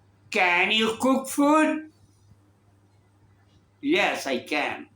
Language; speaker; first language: English; non-native, local second language; Urdu